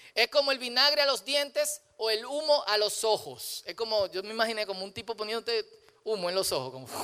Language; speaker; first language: Spanish; native; Spanish